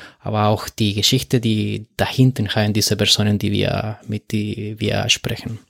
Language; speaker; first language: German; non-native, fluent; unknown